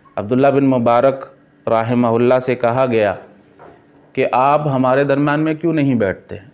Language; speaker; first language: Urdu; native; Urdu